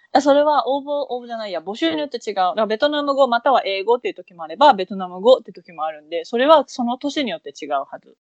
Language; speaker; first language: Japanese; native; Japanese